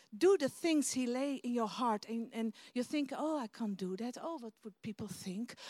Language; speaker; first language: English; non-native, fluent; Dutch